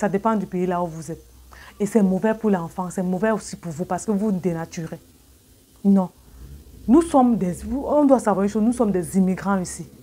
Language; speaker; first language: French; native; French